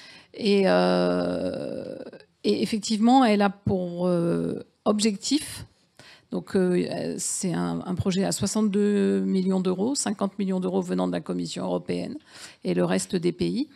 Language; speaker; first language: French; native; French